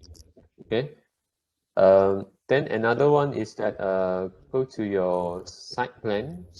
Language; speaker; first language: English; non-native, local second language; Malay